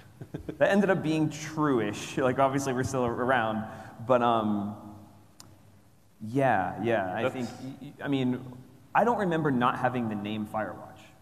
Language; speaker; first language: English; native; English